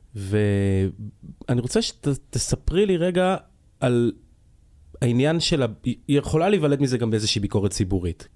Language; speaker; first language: Hebrew; native; Hebrew